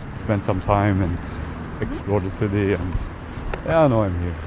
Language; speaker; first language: English; non-native, fluent; German